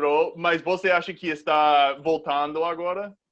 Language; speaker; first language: Portuguese; non-native, fluent; English